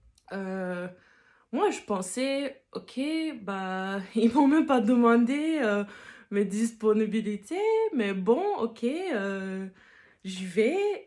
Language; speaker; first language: French; non-native, fluent; English